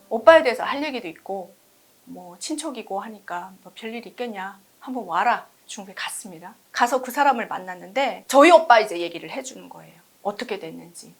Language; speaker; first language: Korean; native; Korean